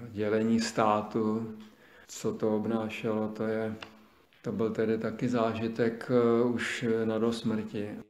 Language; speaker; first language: Czech; native; Czech